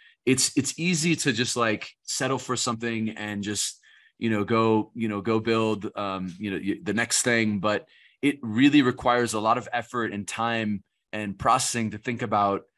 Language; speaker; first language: English; native; English